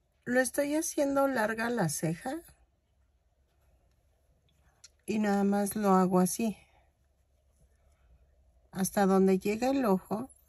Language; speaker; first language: Spanish; native; Spanish